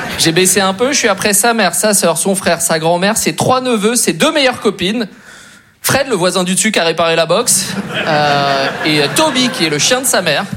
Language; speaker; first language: French; native; French